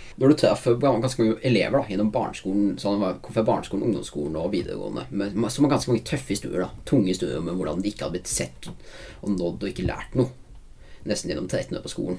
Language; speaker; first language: Norwegian; native; Norwegian